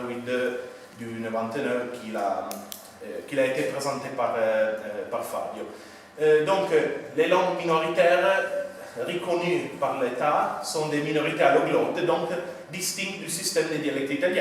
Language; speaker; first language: French; non-native, fluent; Italian